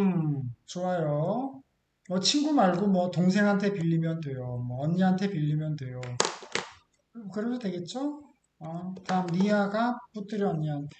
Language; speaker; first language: Korean; native; Korean